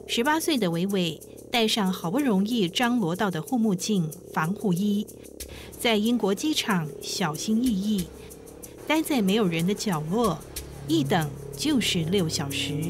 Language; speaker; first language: Chinese; native; Chinese